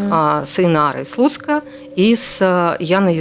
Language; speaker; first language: Russian; native; Russian